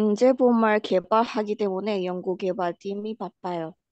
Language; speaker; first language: Korean; non-native, learner; Indonesian